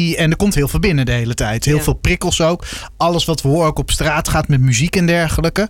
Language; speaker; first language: Dutch; native; Dutch